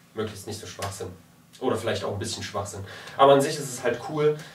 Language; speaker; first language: German; native; German